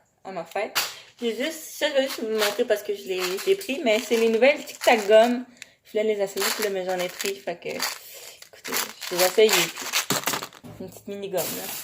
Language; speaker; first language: French; native; French